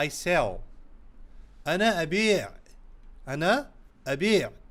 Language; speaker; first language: Arabic; non-native, fluent; Urdu